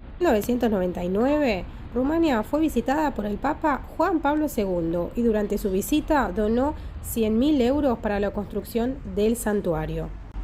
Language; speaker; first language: Spanish; native; Spanish